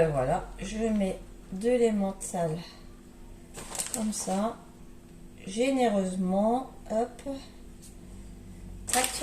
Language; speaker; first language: French; native; French